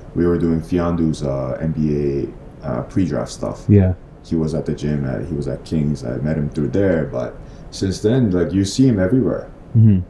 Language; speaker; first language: English; non-native, fluent; Korean